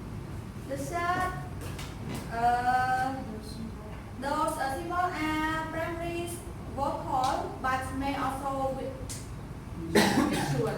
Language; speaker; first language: English; non-native, learner; Khmer